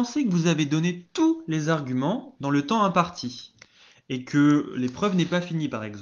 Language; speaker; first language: French; native; French